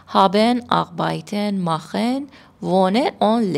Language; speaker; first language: German; non-native, fluent; Persian